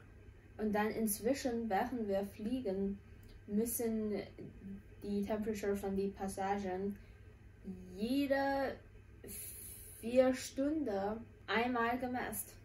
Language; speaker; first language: German; non-native, fluent; Chinese